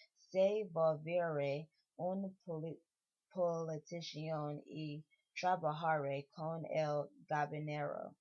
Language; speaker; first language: Spanish; non-native, learner; English